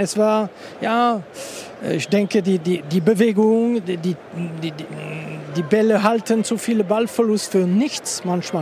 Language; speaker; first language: German; non-native, local second language; French